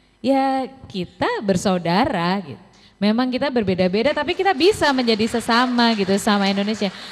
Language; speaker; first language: Indonesian; native; Indonesian